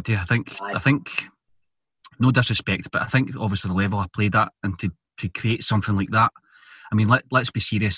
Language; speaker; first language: English; native; English